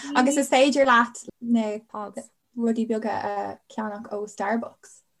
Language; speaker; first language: Irish; non-native, local second language; English